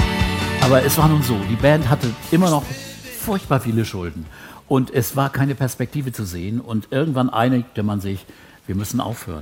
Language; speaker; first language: German; native; German